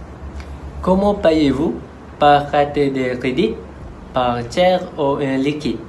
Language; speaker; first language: French; non-native, learner; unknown